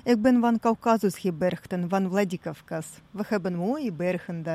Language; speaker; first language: Dutch; non-native, learner; Russian